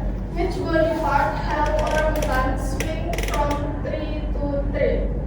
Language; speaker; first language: English; non-native, learner; Indonesian